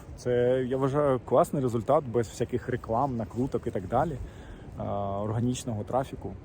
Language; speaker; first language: Ukrainian; non-native, local second language; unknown